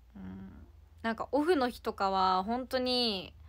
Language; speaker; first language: Japanese; native; Japanese